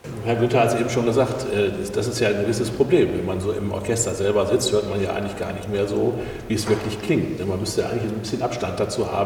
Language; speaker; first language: German; native; German